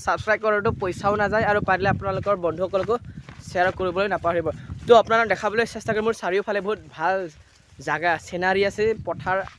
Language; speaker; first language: Assamese; non-native, local second language; Karbi